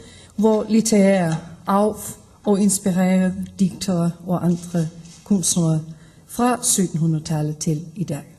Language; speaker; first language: Danish; non-native, fluent; Icelandic